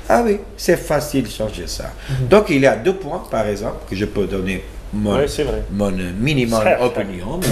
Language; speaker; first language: French; non-native, learner; Portuguese